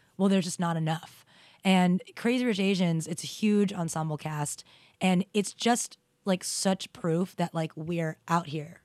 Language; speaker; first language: English; native; English